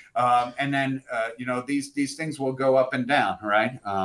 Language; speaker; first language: English; native; English